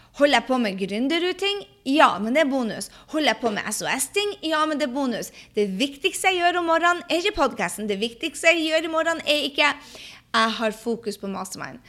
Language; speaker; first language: Norwegian; early bilingual, heritage; Norwegian